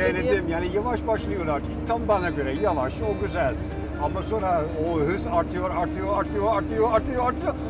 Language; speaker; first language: Turkish; non-native, fluent; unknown